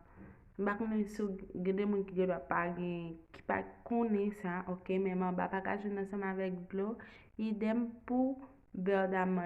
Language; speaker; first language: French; non-native, local second language; Haitian Creole